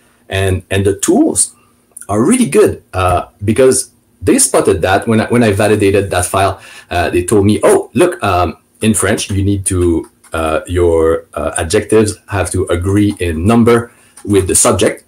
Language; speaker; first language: English; non-native, fluent; French